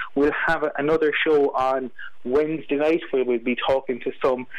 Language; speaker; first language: English; native; English